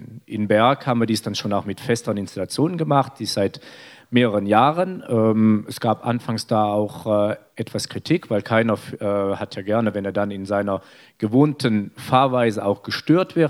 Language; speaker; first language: German; native; German